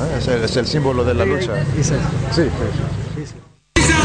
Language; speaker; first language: Spanish; non-native, fluent; Greek